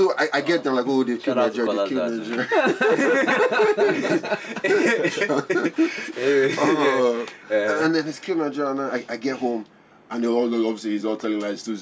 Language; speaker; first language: English; non-native, local second language; Yoruba